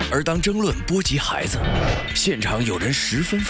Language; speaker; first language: Chinese; native; Chinese